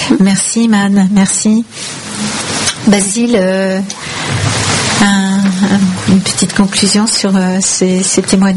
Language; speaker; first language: French; native; French